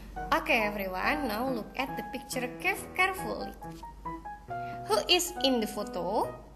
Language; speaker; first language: English; non-native, fluent; Indonesian